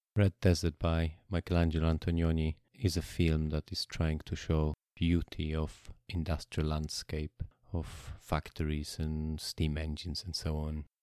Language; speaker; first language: English; non-native, fluent; Polish